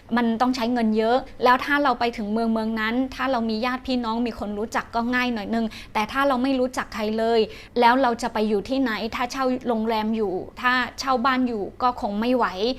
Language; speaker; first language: Thai; non-native, fluent; Shan